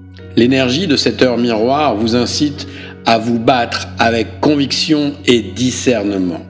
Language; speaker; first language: French; native; French